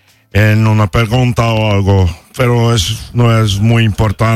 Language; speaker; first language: Spanish; non-native, fluent; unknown